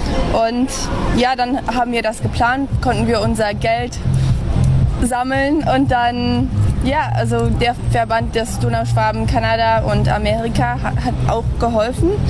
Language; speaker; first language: German; early bilingual, heritage; English